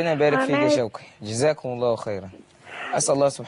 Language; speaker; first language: Arabic; native; Arabic